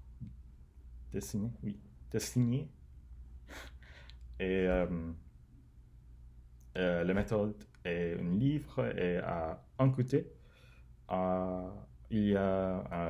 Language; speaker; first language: French; non-native, learner; English